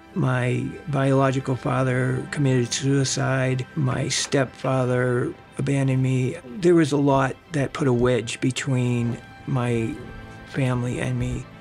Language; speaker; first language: English; native; English